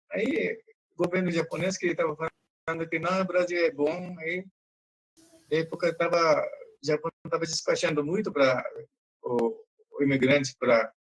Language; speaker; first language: Portuguese; non-native, learner; Japanese